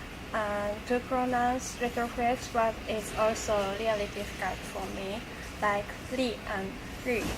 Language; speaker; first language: English; non-native, learner; Japanese